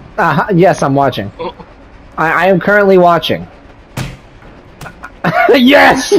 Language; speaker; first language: English; native; English